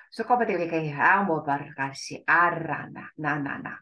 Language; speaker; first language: English; native; English